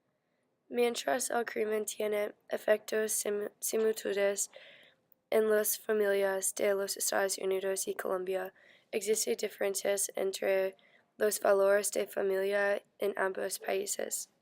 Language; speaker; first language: Spanish; non-native, learner; English